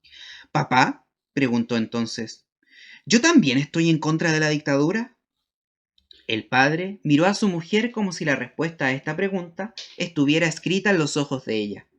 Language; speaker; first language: Spanish; native; Spanish